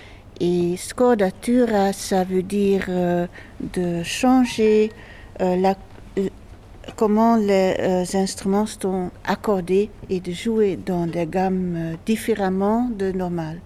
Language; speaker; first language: French; non-native, fluent; Dutch